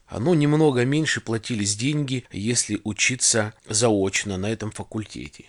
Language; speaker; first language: Russian; native; Russian